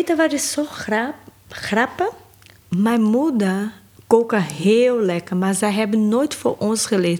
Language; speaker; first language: Dutch; non-native, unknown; Portuguese